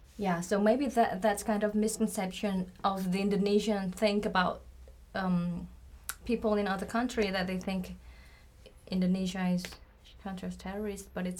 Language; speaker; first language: English; non-native, learner; Indonesian